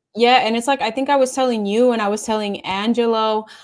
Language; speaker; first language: English; non-native, local second language; Spanish